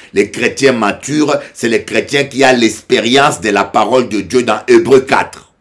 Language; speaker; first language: French; non-native, local second language; Lingala